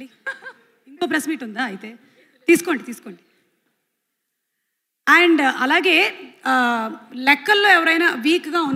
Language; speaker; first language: Telugu; native; Telugu